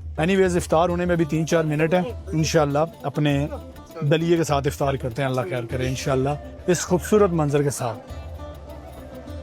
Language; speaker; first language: Urdu; native; Urdu